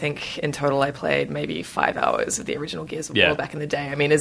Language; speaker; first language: English; native; English